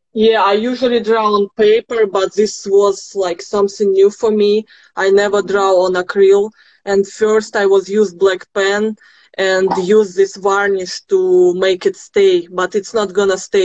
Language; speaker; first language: English; non-native, learner; Russian